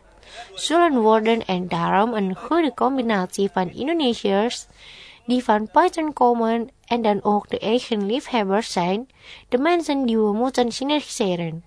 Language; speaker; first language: Dutch; non-native, fluent; Indonesian